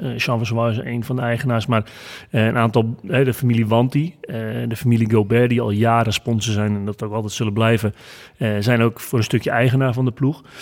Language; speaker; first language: Dutch; native; Dutch